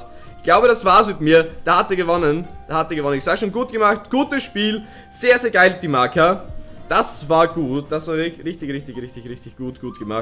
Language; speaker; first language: German; native; German